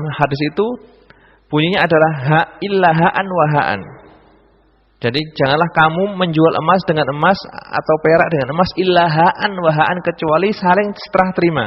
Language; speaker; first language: Indonesian; native; Indonesian